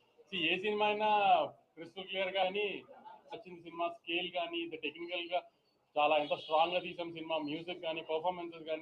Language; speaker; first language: Telugu; native; Telugu